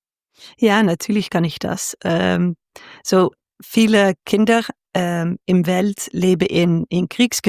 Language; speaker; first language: German; non-native, fluent; Dutch